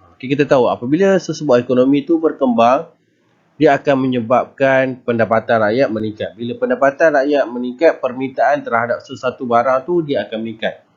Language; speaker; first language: Malay; native; Malay